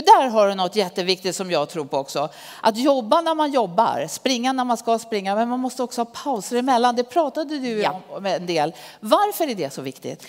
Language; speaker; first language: Swedish; native; Swedish